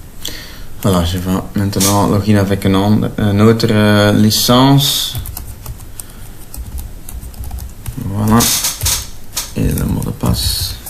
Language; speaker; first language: French; non-native, local second language; Dutch